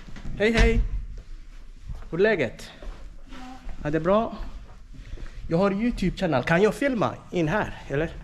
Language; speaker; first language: Swedish; non-native, learner; Somali